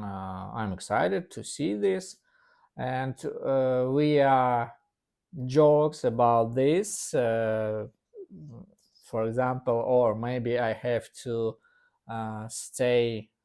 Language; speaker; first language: English; non-native, learner; Russian